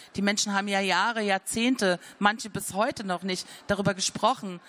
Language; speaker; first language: German; native; German